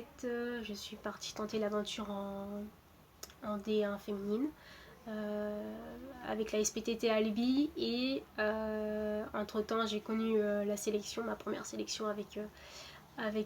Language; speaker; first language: French; early bilingual, other home language; Portuguese